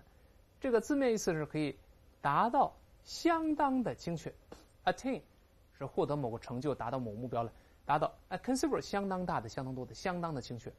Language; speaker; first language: Chinese; native; Chinese